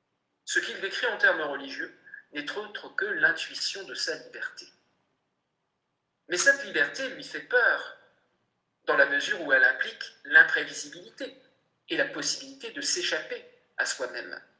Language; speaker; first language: French; native; French